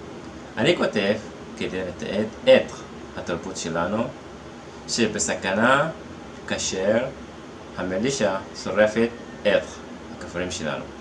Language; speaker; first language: Hebrew; non-native, fluent; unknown